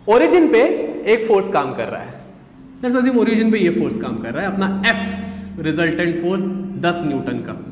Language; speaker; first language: Hindi; native; Hindi